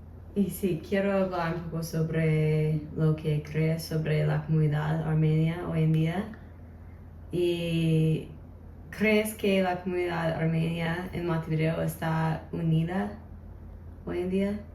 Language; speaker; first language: Spanish; non-native, learner; English